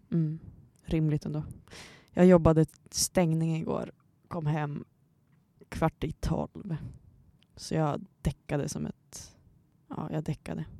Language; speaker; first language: Swedish; native; Swedish